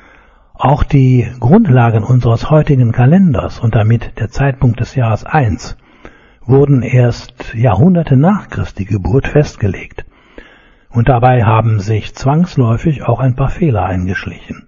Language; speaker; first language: German; native; German